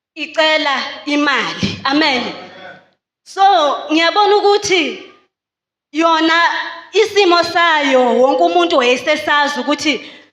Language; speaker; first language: Zulu; non-native, local second language; Xhosa